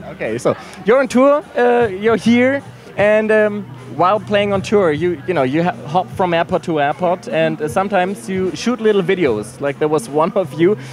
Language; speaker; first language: English; non-native, fluent; German